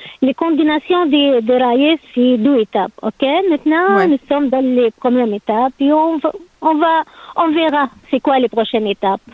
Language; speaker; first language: French; non-native, learner; Arabic